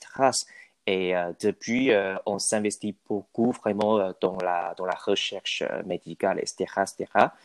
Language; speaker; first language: French; non-native, fluent; Chinese